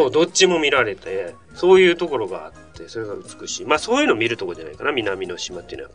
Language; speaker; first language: Japanese; native; Japanese